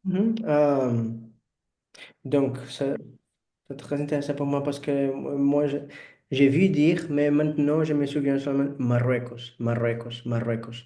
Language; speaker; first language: French; non-native, learner; Portuguese